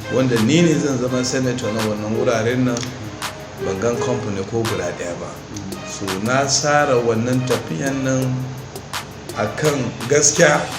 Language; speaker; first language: Hausa; non-native, local second language; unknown